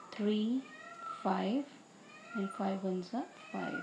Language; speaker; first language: English; non-native, local second language; Hindi